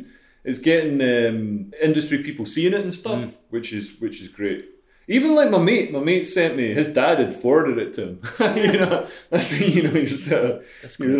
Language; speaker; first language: English; native; English